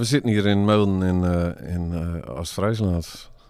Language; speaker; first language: German; non-native, learner; Dutch